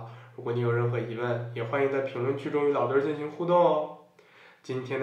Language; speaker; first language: Chinese; native; Chinese